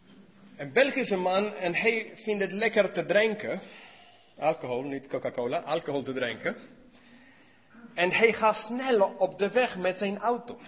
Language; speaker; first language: Dutch; non-native, learner; English